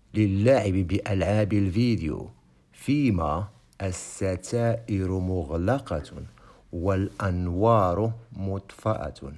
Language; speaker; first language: Arabic; non-native, fluent; Indonesian